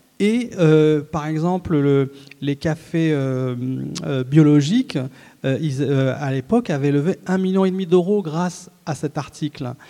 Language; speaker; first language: French; early bilingual, other home language; Arabic